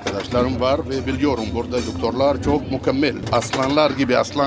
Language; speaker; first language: Turkish; non-native, learner; Arabic